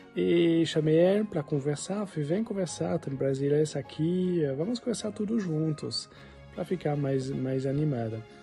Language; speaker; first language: Portuguese; non-native, fluent; French